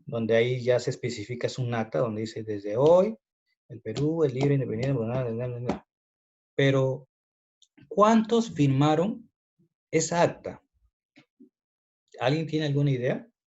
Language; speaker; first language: Spanish; native; Spanish